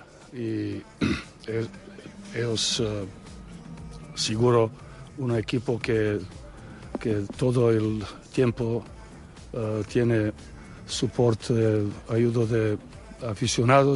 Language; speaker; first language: Spanish; non-native, learner; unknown